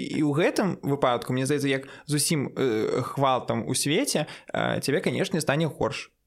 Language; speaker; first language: Belarusian; non-native, local second language; Russian